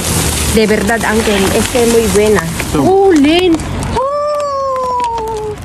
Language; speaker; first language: Spanish; non-native, learner; Filipino